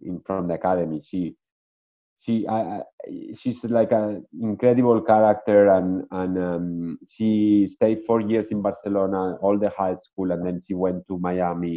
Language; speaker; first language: English; non-native, fluent; Spanish